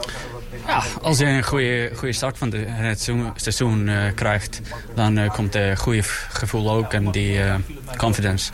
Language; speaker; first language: Dutch; non-native, learner; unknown